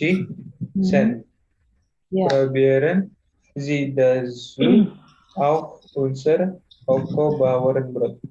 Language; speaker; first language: German; non-native, learner; Indonesian